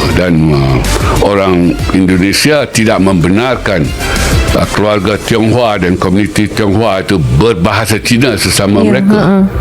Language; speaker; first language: Malay; native; Malay